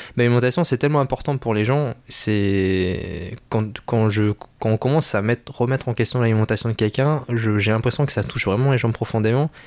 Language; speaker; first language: French; native; French